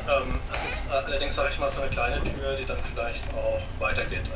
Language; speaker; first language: German; native; German